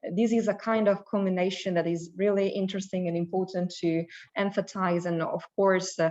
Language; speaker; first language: English; non-native, fluent; Italian